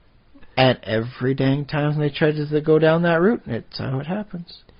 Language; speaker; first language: English; native; English